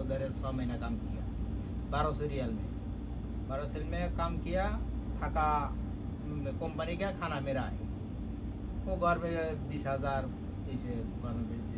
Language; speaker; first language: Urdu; non-native, learner; Bangla